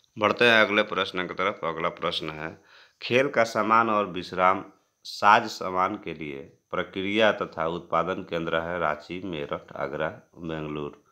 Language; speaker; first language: Hindi; native; Hindi